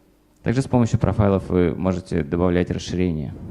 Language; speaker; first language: Russian; native; Russian